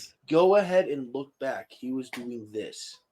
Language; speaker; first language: English; native; English